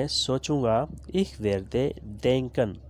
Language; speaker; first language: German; non-native, learner; Urdu